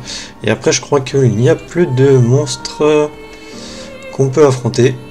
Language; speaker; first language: French; native; French